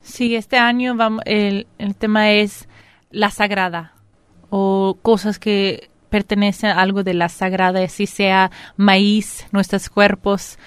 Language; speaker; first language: Spanish; early bilingual, heritage; Spanish